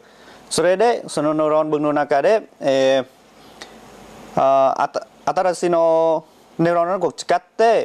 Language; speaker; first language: Japanese; non-native, learner; Vietnamese